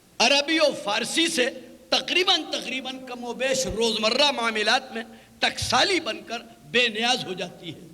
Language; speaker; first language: Urdu; native; Urdu